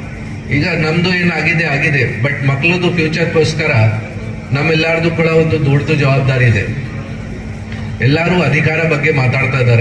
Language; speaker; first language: Kannada; non-native, learner; Hindi